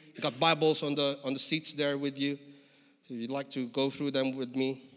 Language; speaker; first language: English; non-native, local second language; Filipino